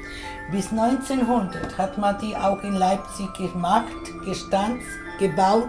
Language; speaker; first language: German; non-native, fluent; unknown